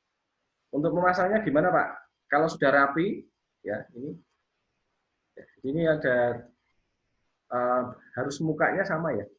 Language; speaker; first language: Indonesian; native; Indonesian